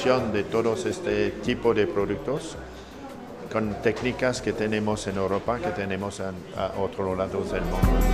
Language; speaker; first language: Spanish; non-native, fluent; French